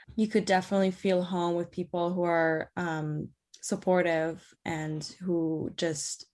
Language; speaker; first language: English; non-native, fluent; Persian